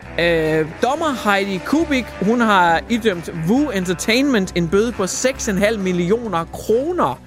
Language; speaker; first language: Danish; native; Danish